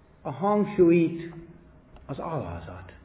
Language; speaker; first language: Hungarian; non-native, fluent; English